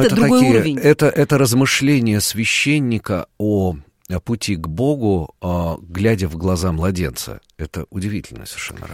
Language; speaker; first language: Russian; native; Russian